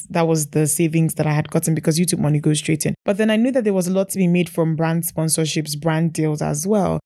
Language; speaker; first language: English; non-native, local second language; Igbo